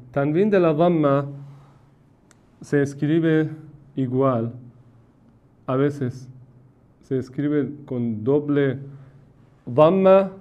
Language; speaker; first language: Spanish; non-native, fluent; Persian